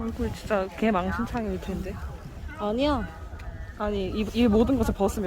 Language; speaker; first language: Korean; native; Korean